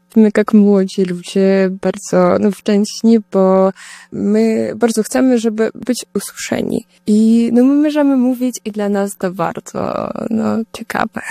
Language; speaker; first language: Polish; non-native, learner; Russian